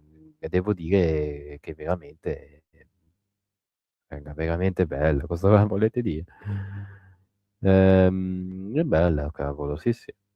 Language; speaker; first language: Italian; native; Italian